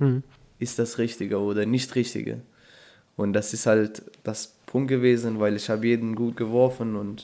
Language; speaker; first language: German; non-native, fluent; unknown